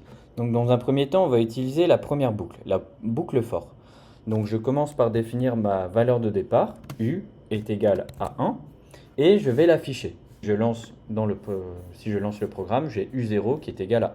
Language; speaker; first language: French; native; French